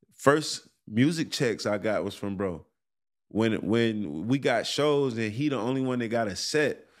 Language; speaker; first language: English; native; English